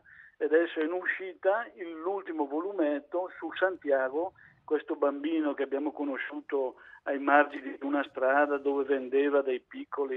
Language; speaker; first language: Italian; native; Italian